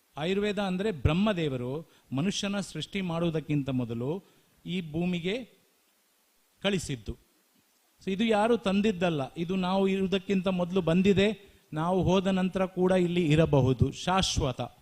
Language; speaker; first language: Kannada; non-native, local second language; Tulu